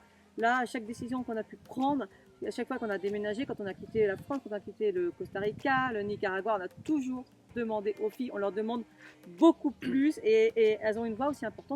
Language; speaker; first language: French; native; French